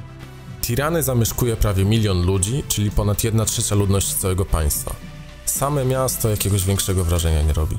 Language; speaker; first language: Polish; native; Polish